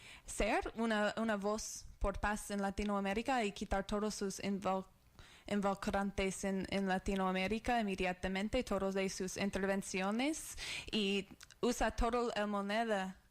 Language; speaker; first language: Spanish; non-native, learner; English